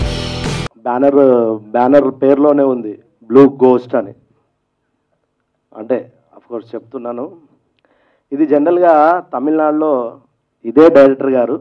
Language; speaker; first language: Telugu; native; Telugu